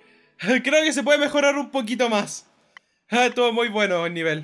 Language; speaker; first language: Spanish; native; Spanish